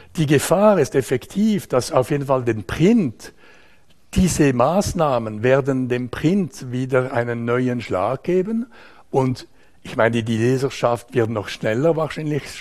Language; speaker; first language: German; non-native, local second language; French